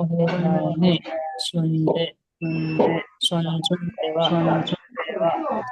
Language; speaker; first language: Japanese; non-native, learner; Filipino